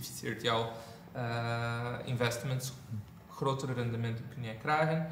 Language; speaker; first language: Dutch; non-native, fluent; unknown